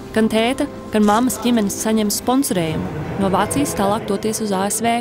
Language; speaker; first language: Latvian; early bilingual, heritage; Latvian